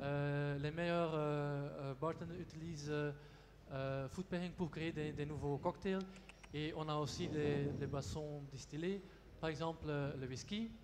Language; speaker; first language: French; non-native, local second language; Dutch